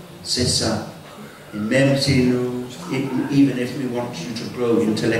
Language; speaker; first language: French; non-native, fluent; English